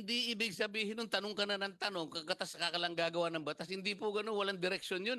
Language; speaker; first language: Filipino; native; Filipino